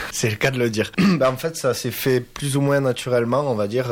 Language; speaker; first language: French; native; French